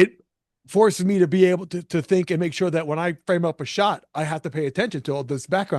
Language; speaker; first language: English; native; English